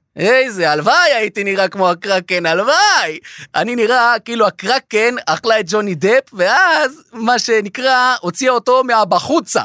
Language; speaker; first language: Hebrew; native; Hebrew